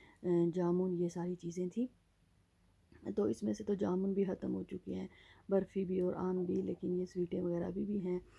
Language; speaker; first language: Urdu; native; Urdu